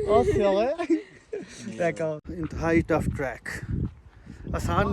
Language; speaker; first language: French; non-native, learner; Punjabi